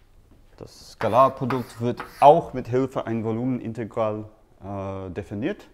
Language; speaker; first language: German; non-native, fluent; English